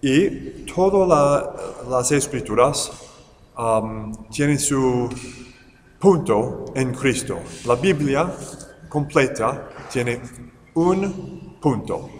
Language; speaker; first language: Spanish; non-native, fluent; English